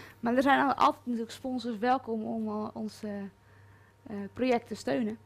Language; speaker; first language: Dutch; native; Dutch